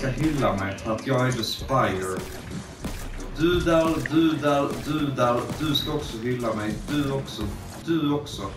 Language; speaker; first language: Swedish; native; Swedish